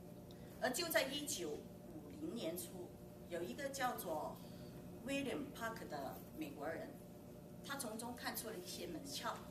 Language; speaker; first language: Chinese; native; Chinese